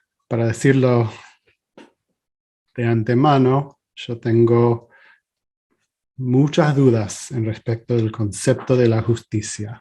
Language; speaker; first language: Spanish; non-native, fluent; English